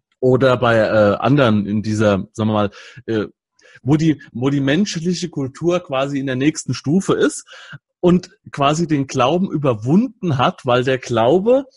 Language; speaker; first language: German; native; German